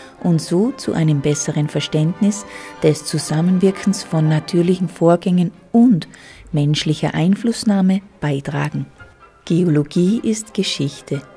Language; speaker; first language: German; native; German